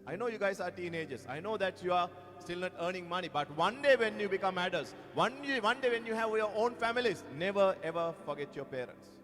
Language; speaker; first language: English; non-native, local second language; Sinhala